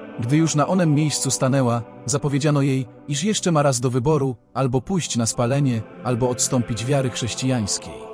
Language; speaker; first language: Polish; native; Polish